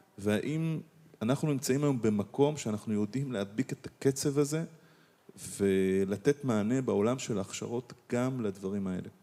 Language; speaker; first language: Hebrew; native; Hebrew